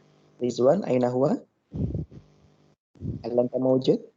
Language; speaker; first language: Arabic; non-native, fluent; Indonesian